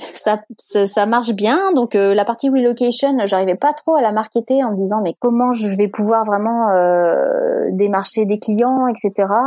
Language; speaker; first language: French; native; French